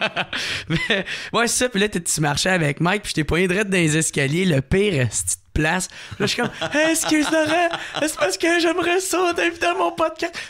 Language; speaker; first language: French; native; French